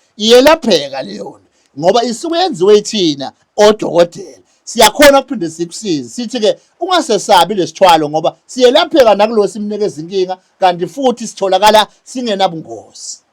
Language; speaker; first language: Zulu; native; Zulu